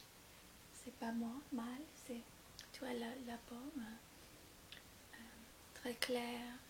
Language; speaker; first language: French; non-native, fluent; English